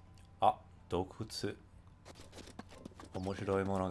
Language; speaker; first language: Japanese; non-native, fluent; English